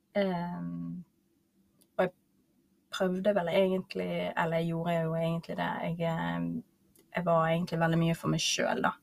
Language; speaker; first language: Norwegian; early bilingual, other home language; Spanish